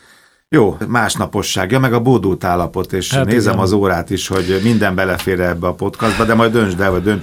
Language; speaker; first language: Hungarian; native; Hungarian